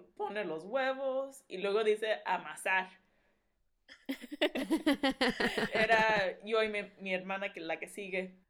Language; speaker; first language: Spanish; early bilingual, heritage; Spanish